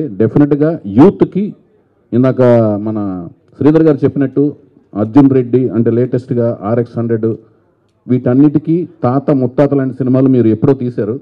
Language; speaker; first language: Telugu; native; Telugu